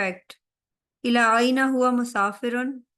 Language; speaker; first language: Arabic; non-native, fluent; Urdu